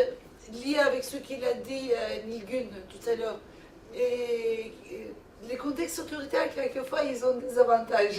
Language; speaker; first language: French; non-native, fluent; Turkish